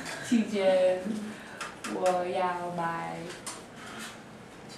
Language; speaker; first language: Chinese; non-native, learner; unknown